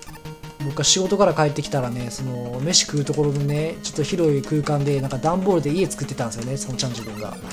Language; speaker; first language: Japanese; native; Japanese